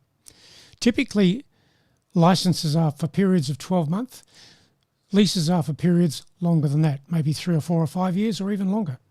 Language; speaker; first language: English; native; English